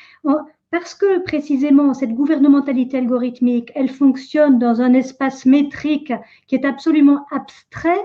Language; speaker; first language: French; native; French